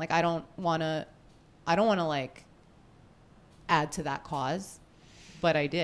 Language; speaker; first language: English; native; English